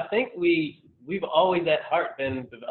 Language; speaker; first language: English; native; English